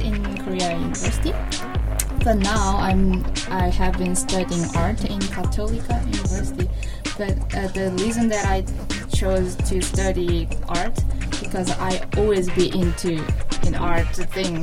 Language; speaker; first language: English; non-native, learner; Korean